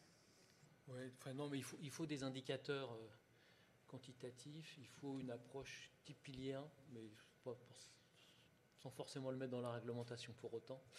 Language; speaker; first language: French; native; French